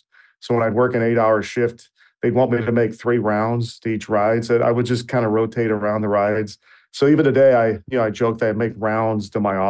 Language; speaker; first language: English; native; English